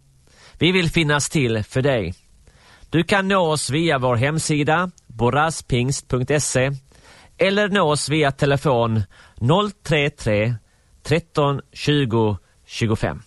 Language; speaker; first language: Swedish; native; Swedish